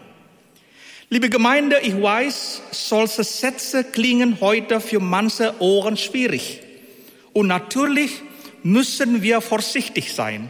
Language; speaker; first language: German; non-native, fluent; Indonesian